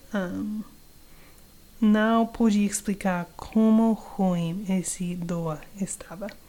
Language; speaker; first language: Portuguese; non-native, learner; English